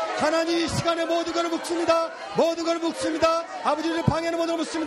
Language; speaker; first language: Korean; early bilingual, heritage; Korean